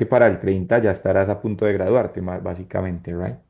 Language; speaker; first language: Spanish; native; Spanish